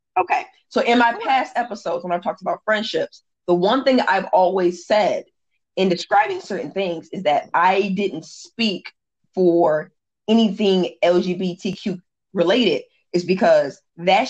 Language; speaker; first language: English; native; English